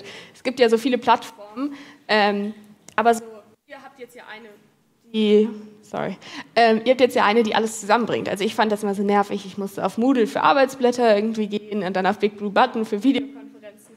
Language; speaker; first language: German; native; German